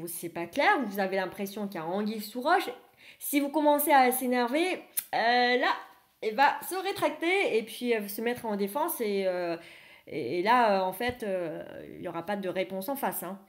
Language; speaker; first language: French; early bilingual, other home language; Vietnamese